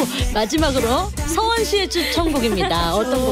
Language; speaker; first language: Korean; native; Korean